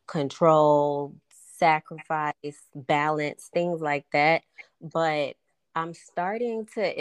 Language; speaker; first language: English; native; English